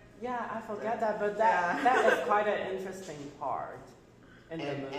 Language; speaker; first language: English; non-native, fluent; Chinese